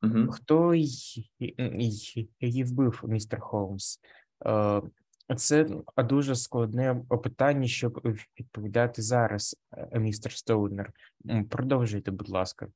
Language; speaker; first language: Ukrainian; native; Ukrainian